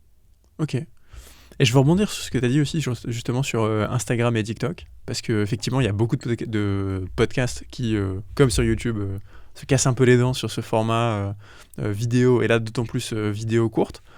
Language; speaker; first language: French; native; French